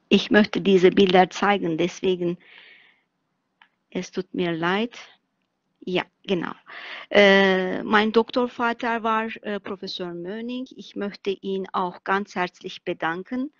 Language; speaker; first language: German; non-native, fluent; Turkish